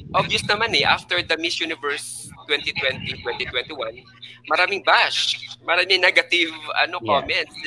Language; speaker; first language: Filipino; non-native, local second language; Hiligaynon